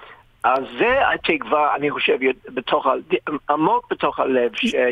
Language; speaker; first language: Hebrew; non-native, fluent; English